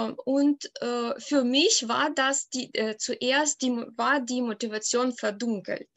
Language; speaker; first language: German; non-native, fluent; Ukrainian